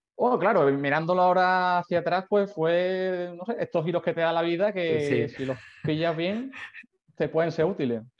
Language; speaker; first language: Spanish; native; Spanish